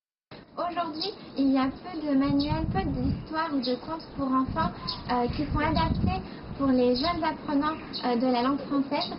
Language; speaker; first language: French; native; French